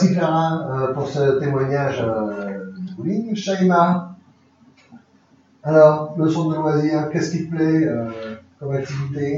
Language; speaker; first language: French; native; French